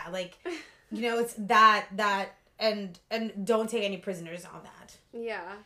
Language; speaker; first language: English; early bilingual, other home language; Russian